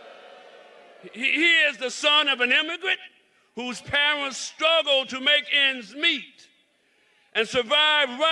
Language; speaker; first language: English; native; English